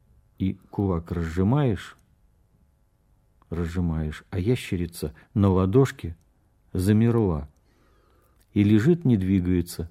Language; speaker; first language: Russian; native; Russian